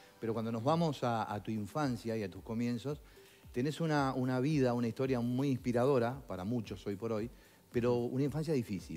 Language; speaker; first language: Spanish; native; Spanish